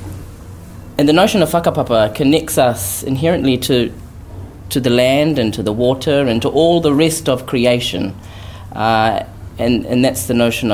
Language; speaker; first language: English; native; English